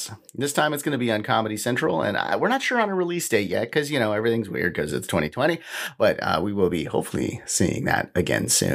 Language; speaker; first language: English; native; English